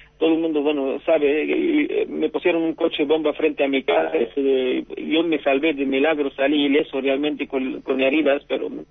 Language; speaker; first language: Spanish; non-native, fluent; Arabic